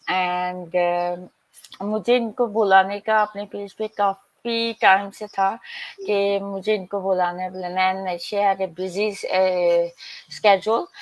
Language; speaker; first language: Hindi; native; Hindi